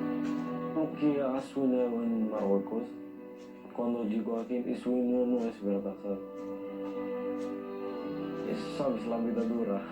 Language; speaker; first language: Spanish; non-native, learner; Arabic